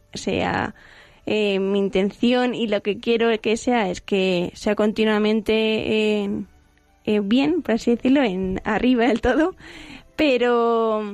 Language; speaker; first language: Spanish; native; Spanish